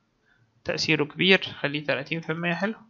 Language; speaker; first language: Arabic; native; Arabic